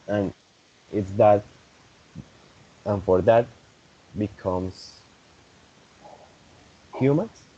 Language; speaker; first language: English; non-native, fluent; Spanish